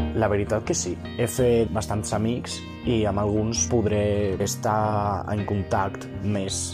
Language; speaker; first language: Catalan; non-native, local second language; Spanish